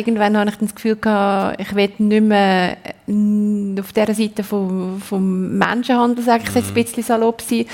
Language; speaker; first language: German; native; German